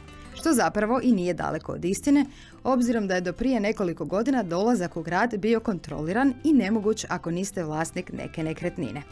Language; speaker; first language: Croatian; native; Croatian